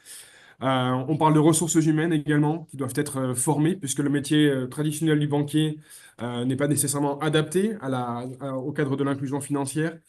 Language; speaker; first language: French; native; French